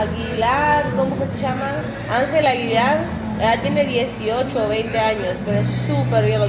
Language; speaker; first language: Spanish; native; Spanish